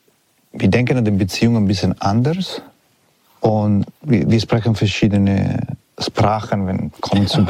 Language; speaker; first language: German; non-native, fluent; Italian